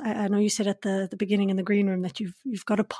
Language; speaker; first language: English; native; English